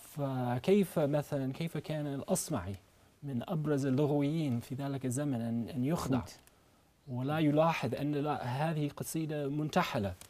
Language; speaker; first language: Arabic; non-native, fluent; English